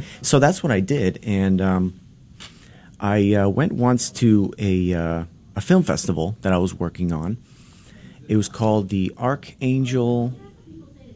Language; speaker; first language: English; early bilingual, other home language; Polish